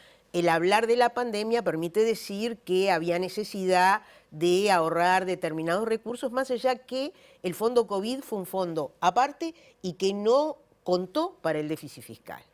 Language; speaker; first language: Spanish; native; Spanish